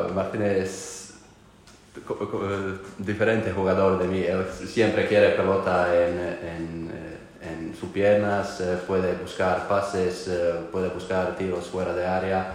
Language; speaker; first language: Spanish; non-native, learner; Croatian